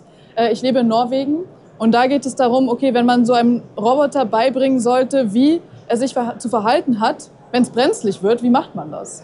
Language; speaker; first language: German; native; German